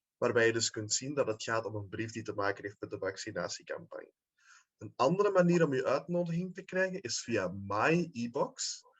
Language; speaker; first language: Dutch; native; Dutch